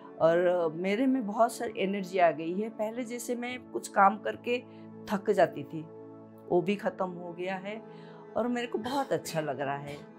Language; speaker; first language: Hindi; non-native, local second language; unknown